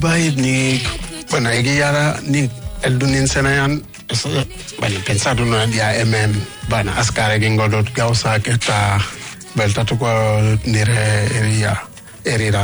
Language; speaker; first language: Basque; non-native, fluent; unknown